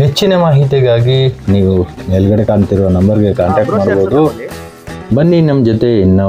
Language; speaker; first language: Kannada; native; Kannada